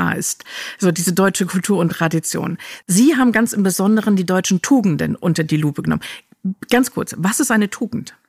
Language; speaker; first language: German; native; German